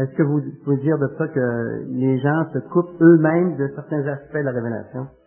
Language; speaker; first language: French; native; French